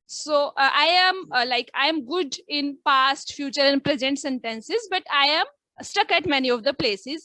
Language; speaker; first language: English; non-native, local second language; Hindi